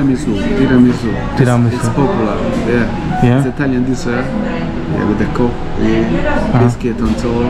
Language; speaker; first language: English; non-native, learner; Italian